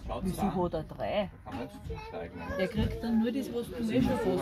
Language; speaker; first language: German; native; German